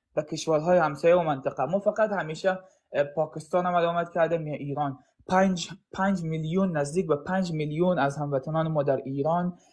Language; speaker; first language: Persian; early bilingual, heritage; Arabic